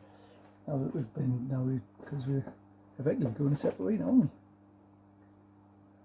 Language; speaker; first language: English; native; English